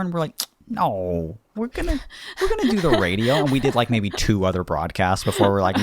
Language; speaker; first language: English; native; English